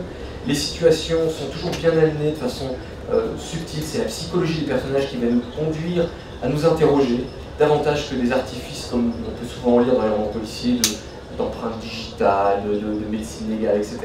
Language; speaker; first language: French; native; French